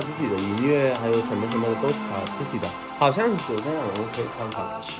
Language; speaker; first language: Chinese; non-native, learner; Turkmen